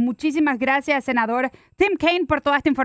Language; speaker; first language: Spanish; native; Spanish